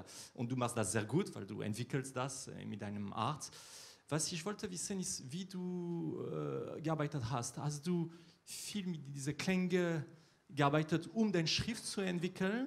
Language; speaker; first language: German; non-native, fluent; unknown